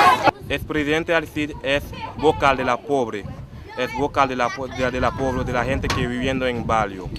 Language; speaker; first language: Spanish; non-native, learner; Haitian Creole